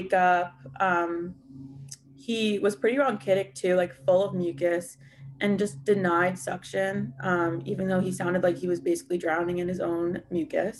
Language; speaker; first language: English; native; English